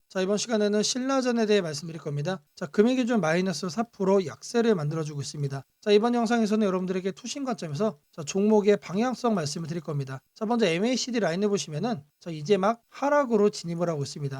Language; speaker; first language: Korean; native; Korean